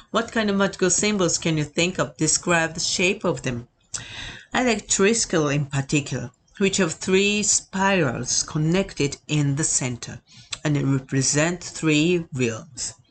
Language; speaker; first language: English; non-native, fluent; Japanese